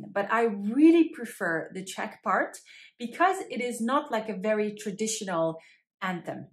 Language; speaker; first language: English; non-native, fluent; Dutch